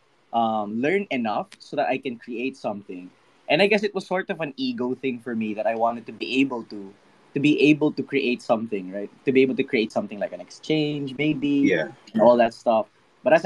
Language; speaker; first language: English; non-native, local second language; Filipino